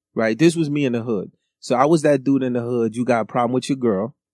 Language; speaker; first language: English; early bilingual, other home language; Haitian Creole